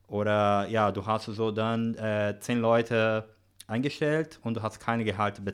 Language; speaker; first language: German; non-native, learner; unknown